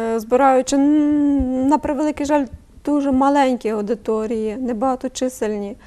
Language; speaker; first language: Ukrainian; native; Ukrainian